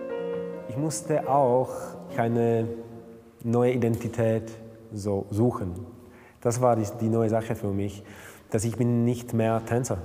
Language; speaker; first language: German; non-native, fluent; Slovak